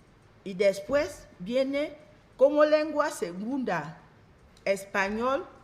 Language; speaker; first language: Spanish; non-native, fluent; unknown